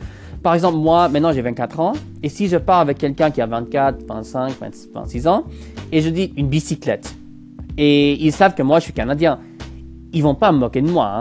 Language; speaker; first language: French; non-native, local second language; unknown